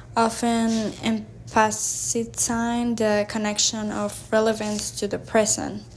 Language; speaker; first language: English; non-native, learner; Spanish